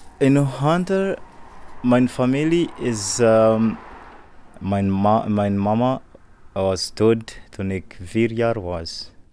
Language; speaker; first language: Dutch; non-native, learner; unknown